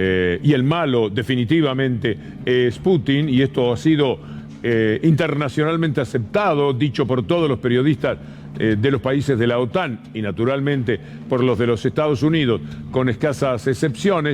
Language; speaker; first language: Spanish; native; Spanish